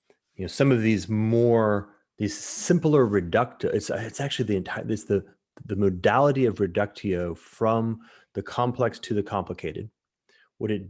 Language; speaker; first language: English; native; English